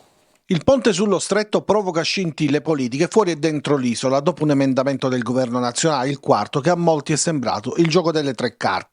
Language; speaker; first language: Italian; native; Italian